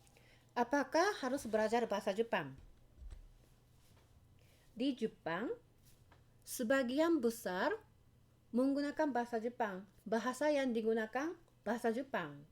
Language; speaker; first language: Indonesian; non-native, fluent; Japanese